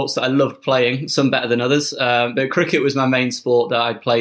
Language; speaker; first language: English; native; English